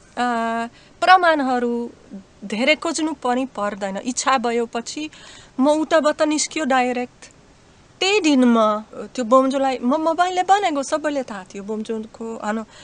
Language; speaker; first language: Nepali; non-native, learner; Slovak